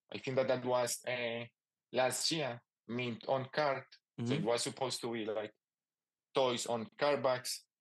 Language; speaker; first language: English; non-native, fluent; Spanish